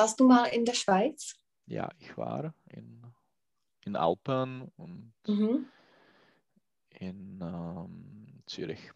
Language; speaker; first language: German; non-native, learner; Czech